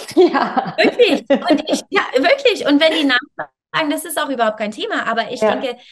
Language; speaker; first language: German; non-native, fluent; English